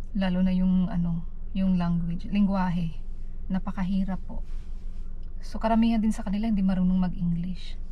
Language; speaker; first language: Filipino; native; Filipino